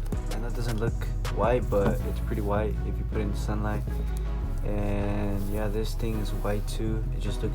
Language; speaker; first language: English; native; English